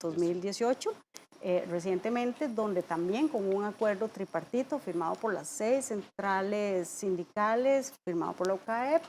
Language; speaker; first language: Spanish; native; Spanish